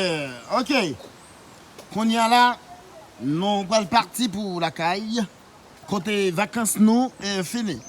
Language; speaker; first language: French; non-native, learner; Haitian Creole